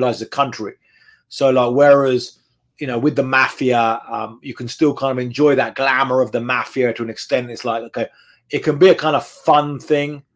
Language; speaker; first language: English; native; English